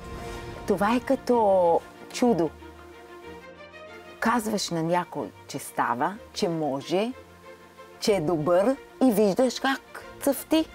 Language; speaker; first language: Bulgarian; non-native, fluent; Hebrew